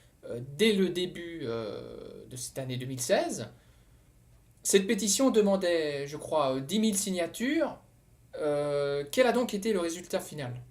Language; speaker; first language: French; native; French